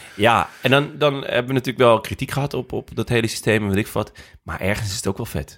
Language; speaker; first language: Dutch; native; Dutch